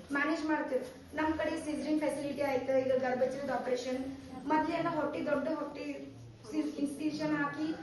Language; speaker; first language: Kannada; native; Kannada